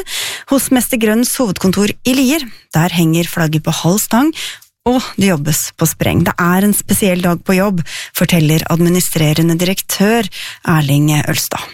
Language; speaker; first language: Norwegian; native; Norwegian